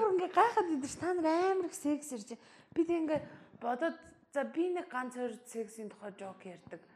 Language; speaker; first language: Mongolian; early bilingual, heritage; Mongolian